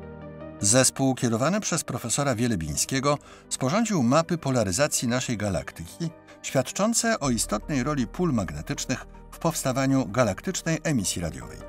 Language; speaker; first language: Polish; native; Polish